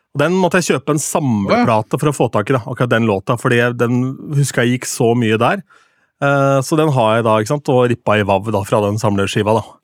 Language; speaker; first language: Norwegian; native; Norwegian